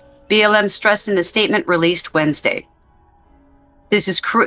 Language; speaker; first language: English; native; English